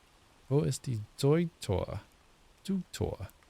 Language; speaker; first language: German; non-native, learner; English